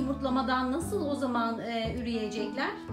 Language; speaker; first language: Turkish; native; Turkish